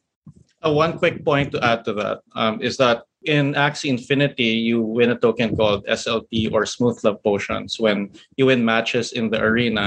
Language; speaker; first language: English; non-native, local second language; Filipino